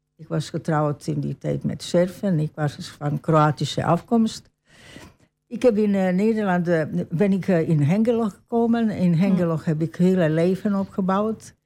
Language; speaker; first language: Dutch; non-native, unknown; Croatian